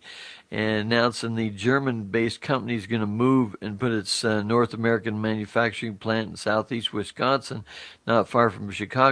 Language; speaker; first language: English; native; English